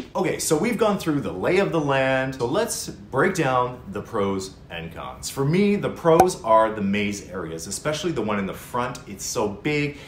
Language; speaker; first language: English; native; English